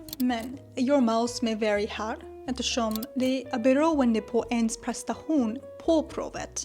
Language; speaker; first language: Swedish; non-native, learner; Japanese